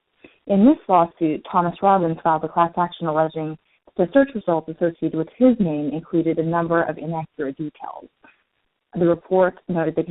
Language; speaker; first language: English; native; English